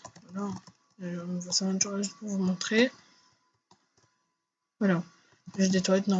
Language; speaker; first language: French; native; French